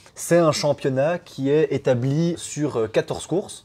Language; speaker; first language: French; native; French